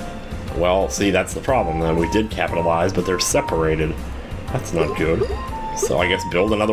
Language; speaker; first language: English; native; English